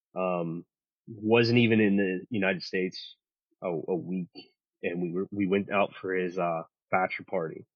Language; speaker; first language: English; native; English